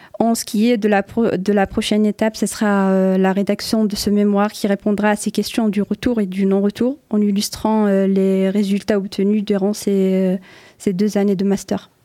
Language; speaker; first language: French; non-native, local second language; Arabic